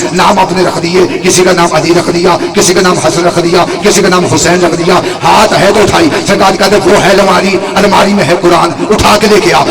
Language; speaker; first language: Urdu; non-native, local second language; Punjabi